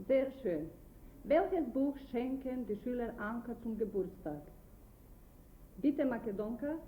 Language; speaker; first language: German; non-native, fluent; Macedonian